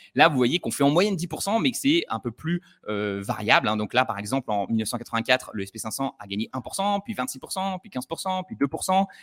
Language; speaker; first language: French; native; French